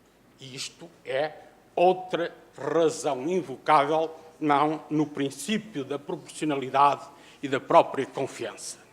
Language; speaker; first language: Portuguese; native; Portuguese